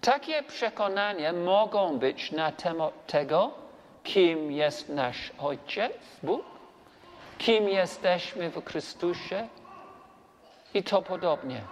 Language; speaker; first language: Polish; non-native, learner; English